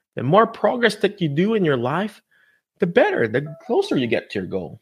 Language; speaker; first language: English; non-native, local second language; Filipino